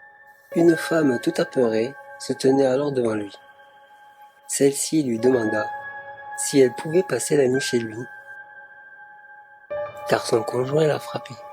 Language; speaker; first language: French; native; French